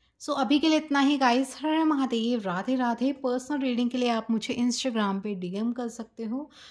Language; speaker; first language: Hindi; native; Hindi